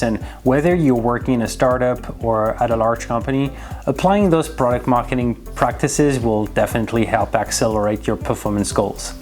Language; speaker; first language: English; non-native, fluent; French